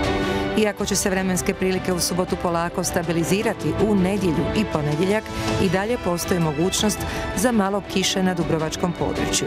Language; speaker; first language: Serbian; native; Serbian